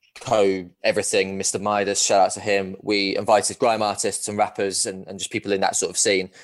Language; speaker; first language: English; native; English